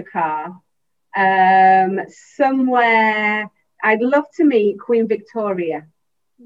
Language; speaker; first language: English; native; English